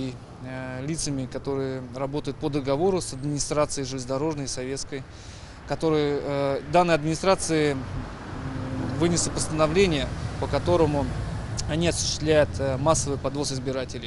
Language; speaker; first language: Russian; native; Russian